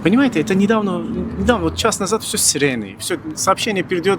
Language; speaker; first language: Russian; non-native, learner; Turkish